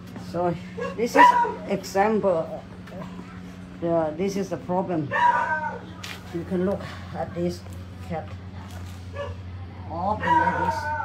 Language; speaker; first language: English; non-native, learner; Thai